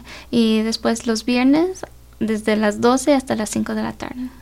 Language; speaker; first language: Spanish; early bilingual, heritage; Spanish